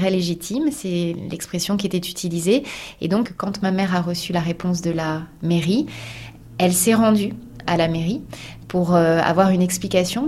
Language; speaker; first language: French; native; French